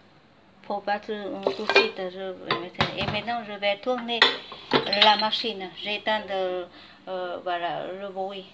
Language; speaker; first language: French; non-native, learner; Vietnamese